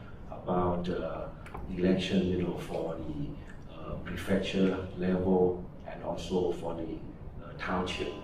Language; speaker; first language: English; non-native, fluent; Thai